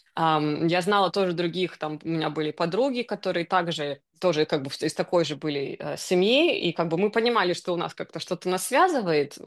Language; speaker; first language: Russian; native; Russian